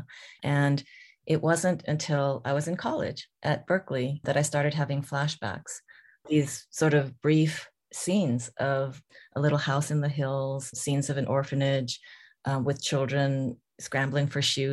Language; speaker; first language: English; early bilingual, other home language; Korean